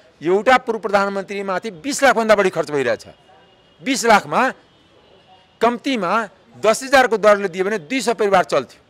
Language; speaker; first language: Nepali; non-native, local second language; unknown